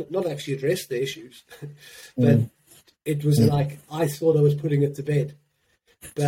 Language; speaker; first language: English; native; English